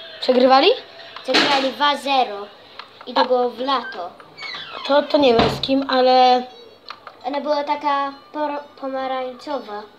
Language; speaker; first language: Polish; early bilingual, heritage; Polish